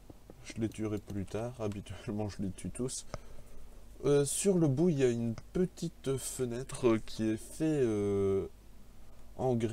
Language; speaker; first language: French; native; French